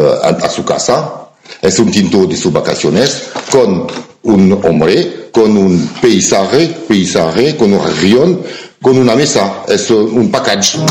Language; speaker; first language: Spanish; non-native, learner; French